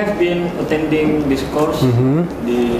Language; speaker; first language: English; non-native, learner; Indonesian